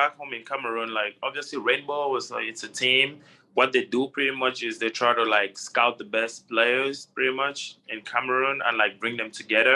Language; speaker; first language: English; non-native, local second language; French